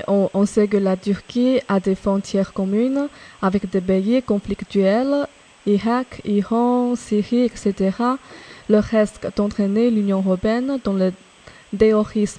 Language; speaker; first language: French; non-native, fluent; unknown